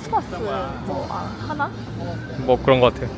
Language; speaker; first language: Korean; non-native, fluent; Turkish